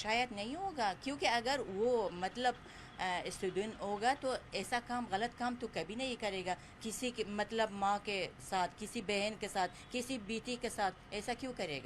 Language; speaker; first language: Hindi; non-native, fluent; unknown